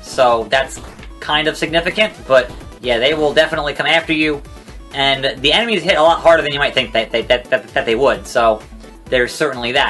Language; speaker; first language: English; native; English